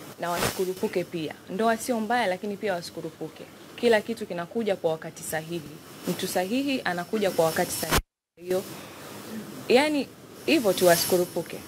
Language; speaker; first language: Swahili; native; Swahili